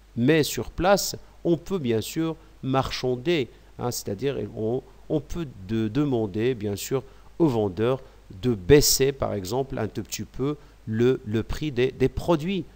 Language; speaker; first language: French; non-native, local second language; Arabic